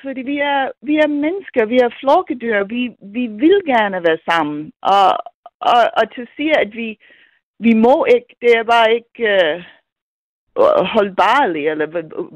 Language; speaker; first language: Danish; non-native, fluent; English